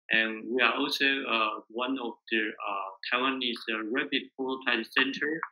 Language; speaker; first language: English; non-native, learner; Chinese